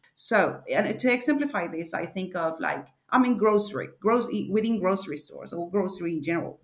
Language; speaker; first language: English; non-native, fluent; Spanish